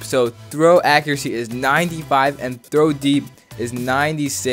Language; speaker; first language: English; native; English